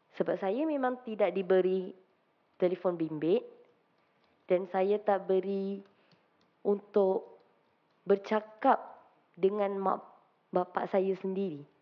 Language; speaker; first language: Malay; non-native, local second language; Tamil